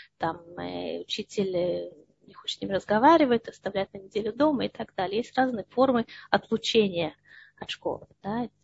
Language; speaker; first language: Russian; early bilingual, heritage; Russian